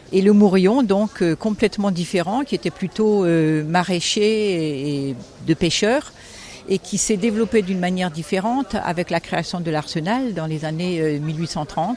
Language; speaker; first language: French; native; French